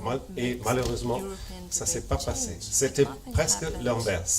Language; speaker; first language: French; non-native, fluent; German